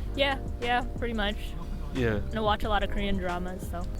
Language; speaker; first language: English; native; English